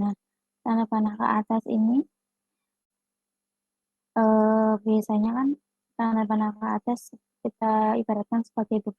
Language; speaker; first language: Indonesian; native; Indonesian